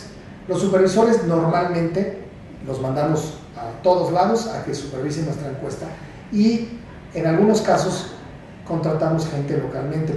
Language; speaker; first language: Spanish; native; Spanish